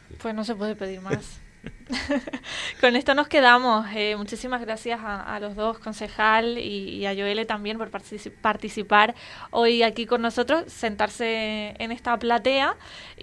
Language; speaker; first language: Spanish; native; Spanish